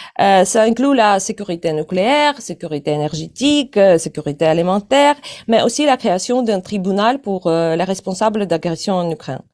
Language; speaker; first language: French; non-native, fluent; Ukrainian